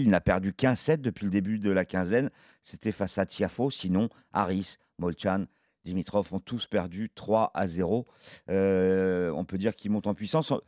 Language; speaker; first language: French; native; French